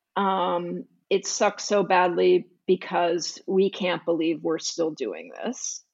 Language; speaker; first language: English; native; English